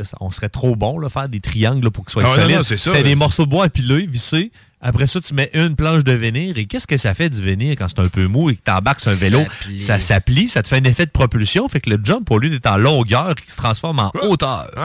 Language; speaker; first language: French; native; French